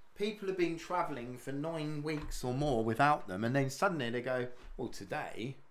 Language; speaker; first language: English; native; English